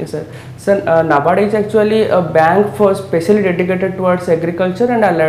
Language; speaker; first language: English; non-native, local second language; Odia